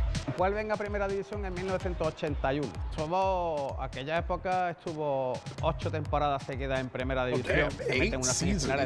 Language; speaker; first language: Spanish; native; Spanish